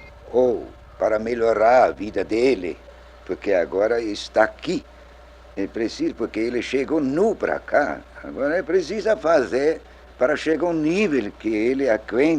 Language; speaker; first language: Portuguese; non-native, learner; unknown